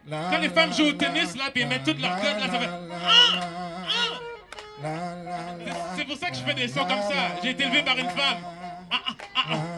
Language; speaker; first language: French; native; French